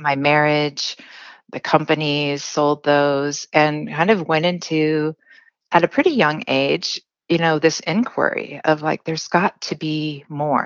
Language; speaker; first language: English; native; English